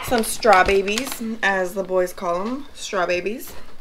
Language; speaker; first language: English; early bilingual, other home language; Spanish